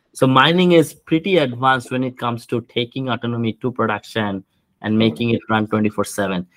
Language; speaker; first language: English; non-native, local second language; Bangla